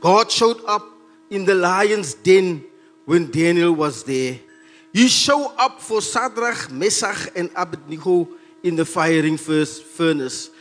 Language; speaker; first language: English; non-native, local second language; Afrikaans